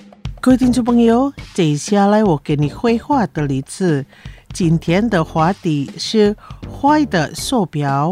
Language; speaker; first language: Chinese; early bilingual, heritage; Chinese